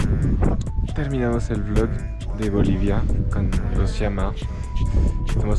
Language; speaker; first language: Spanish; non-native, learner; French